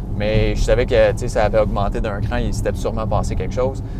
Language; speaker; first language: French; native; French